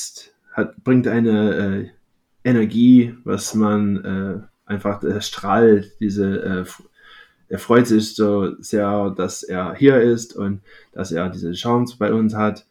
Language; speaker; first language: German; non-native, fluent; English